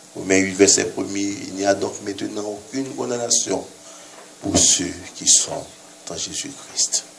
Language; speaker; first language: French; non-native, local second language; Haitian Creole